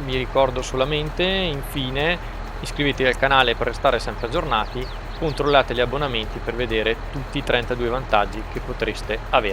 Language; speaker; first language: Italian; native; Italian